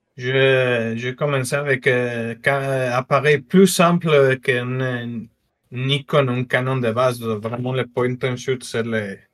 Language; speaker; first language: French; non-native, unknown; Spanish